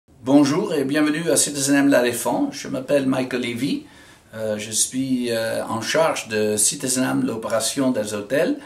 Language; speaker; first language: French; non-native, fluent; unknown